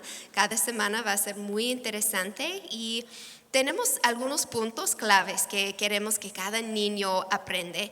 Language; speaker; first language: Spanish; non-native, fluent; English